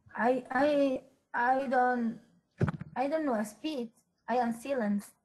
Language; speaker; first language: English; non-native, fluent; Spanish